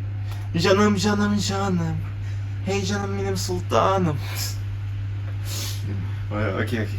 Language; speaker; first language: Turkish; non-native, learner; Tatar